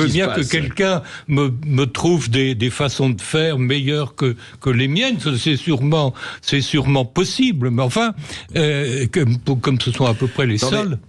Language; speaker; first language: French; native; French